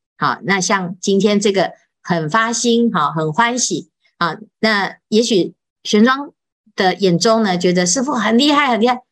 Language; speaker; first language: Chinese; native; Chinese